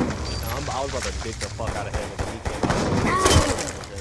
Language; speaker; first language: English; native; English